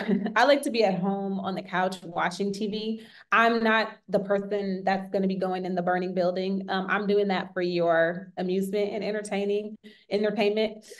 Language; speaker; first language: English; native; English